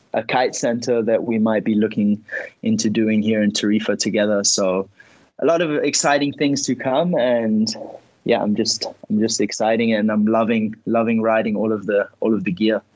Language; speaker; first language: English; early bilingual, heritage; Spanish